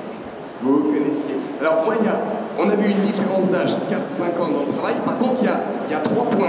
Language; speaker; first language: French; native; French